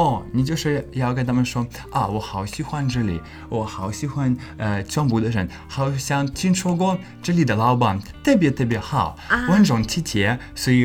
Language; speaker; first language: Chinese; non-native, learner; English